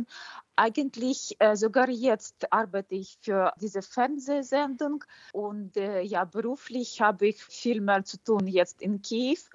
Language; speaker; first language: German; non-native, fluent; Ukrainian